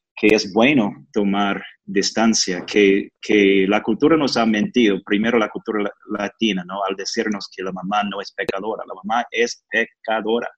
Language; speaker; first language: Spanish; non-native, fluent; English